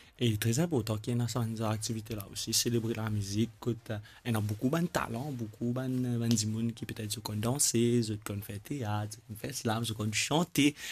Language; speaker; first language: French; non-native, local second language; Morisyen